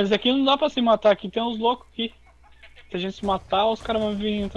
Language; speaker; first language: Portuguese; native; Portuguese